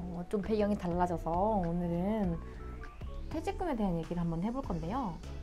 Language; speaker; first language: Korean; native; Korean